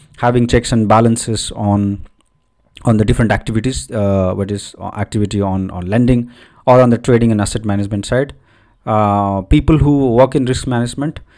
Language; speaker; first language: English; non-native, local second language; Odia